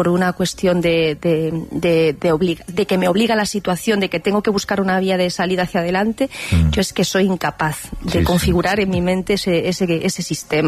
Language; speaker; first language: Spanish; native; Spanish